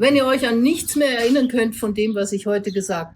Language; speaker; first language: German; native; German